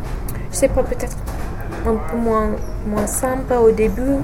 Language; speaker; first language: French; non-native, fluent; English